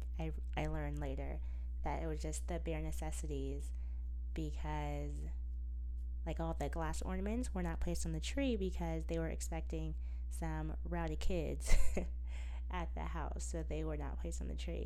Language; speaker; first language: English; native; English